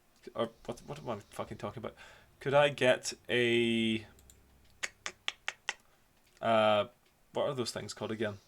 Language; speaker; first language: English; native; English